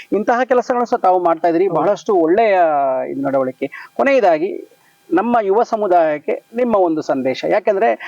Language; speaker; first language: Kannada; non-native, local second language; Tulu